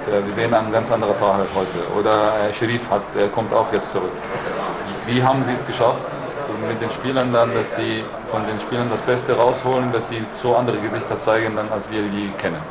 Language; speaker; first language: German; non-native, fluent; Arabic